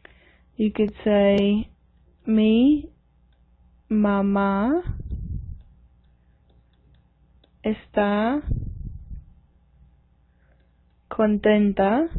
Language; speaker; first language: Spanish; non-native, fluent; English